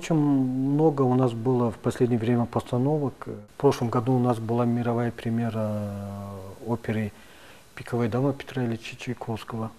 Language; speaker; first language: Russian; non-native, local second language; Tajik